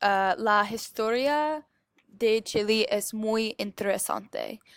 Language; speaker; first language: Spanish; non-native, learner; English